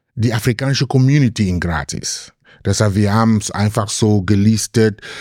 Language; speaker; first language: German; non-native, fluent; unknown